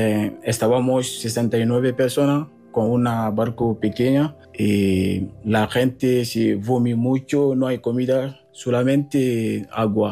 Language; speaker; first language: Spanish; non-native, learner; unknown